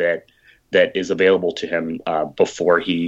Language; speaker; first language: English; native; English